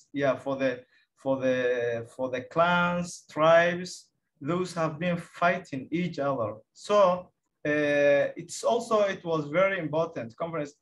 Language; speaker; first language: English; non-native, fluent; Somali